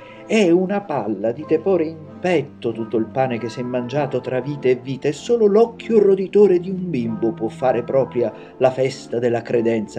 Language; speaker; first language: Italian; native; Italian